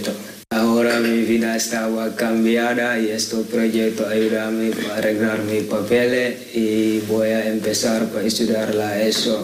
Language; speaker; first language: Spanish; non-native, learner; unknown